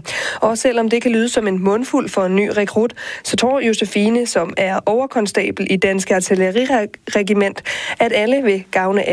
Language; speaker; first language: Danish; native; Danish